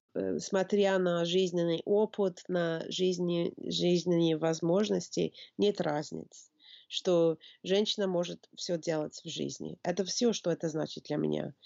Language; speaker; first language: Russian; non-native, fluent; English